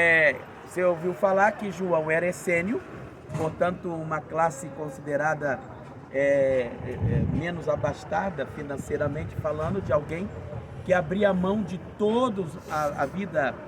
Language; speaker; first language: Portuguese; native; Portuguese